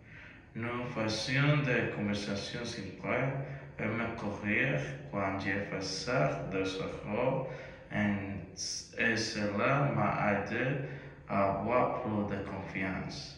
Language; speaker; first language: French; non-native, learner; Spanish